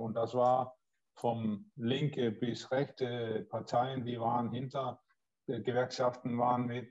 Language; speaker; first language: German; non-native, learner; Danish